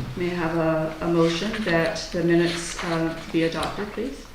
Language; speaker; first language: English; native; English